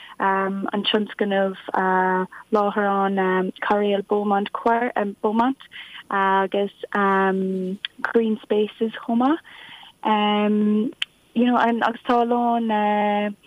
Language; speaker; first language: Irish; non-native, local second language; English